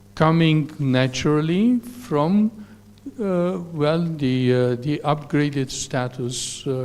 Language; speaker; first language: English; non-native, fluent; Romanian